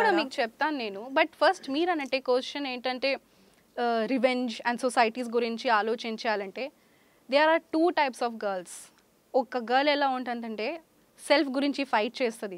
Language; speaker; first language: Telugu; non-native, local second language; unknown